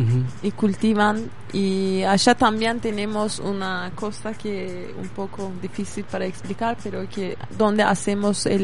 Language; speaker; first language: Spanish; non-native, fluent; Kurdish